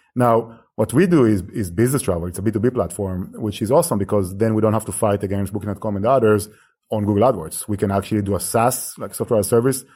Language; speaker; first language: English; non-native, fluent; Hebrew